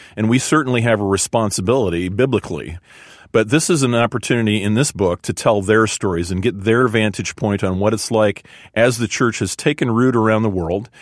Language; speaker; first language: English; native; English